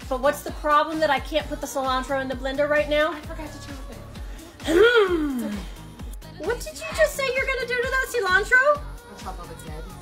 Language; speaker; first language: English; native; English